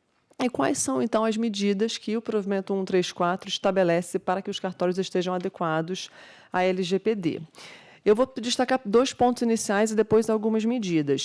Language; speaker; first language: Portuguese; native; Portuguese